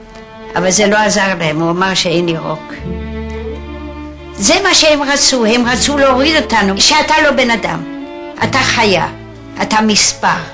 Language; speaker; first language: Hebrew; non-native, fluent; Yiddish